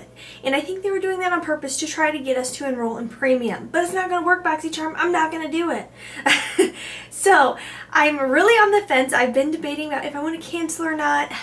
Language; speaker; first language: English; native; English